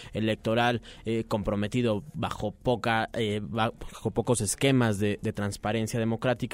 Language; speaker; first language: Spanish; native; Spanish